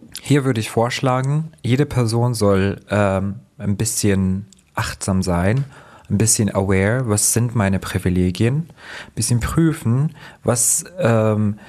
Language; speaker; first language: German; non-native, fluent; Arabic